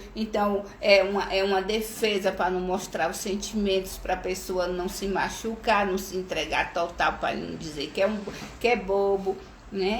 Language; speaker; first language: Portuguese; native; Portuguese